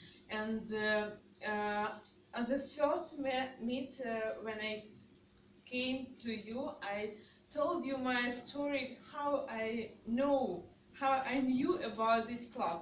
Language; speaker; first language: English; non-native, learner; Russian